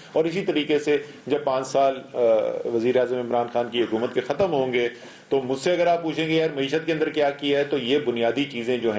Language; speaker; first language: Urdu; native; Urdu